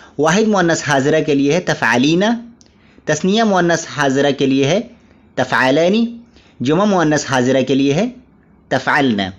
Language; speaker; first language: Urdu; native; Urdu